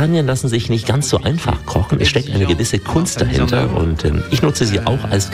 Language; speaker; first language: German; native; German